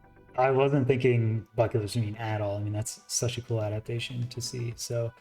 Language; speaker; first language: English; native; English